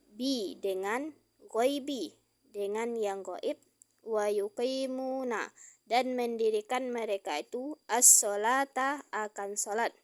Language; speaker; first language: Malay; non-native, local second language; Minangkabau